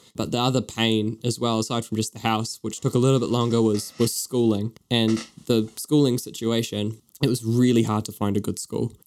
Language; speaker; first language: English; native; English